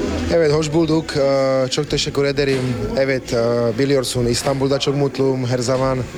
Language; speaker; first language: Turkish; non-native, learner; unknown